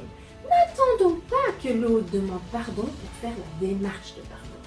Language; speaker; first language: French; native; French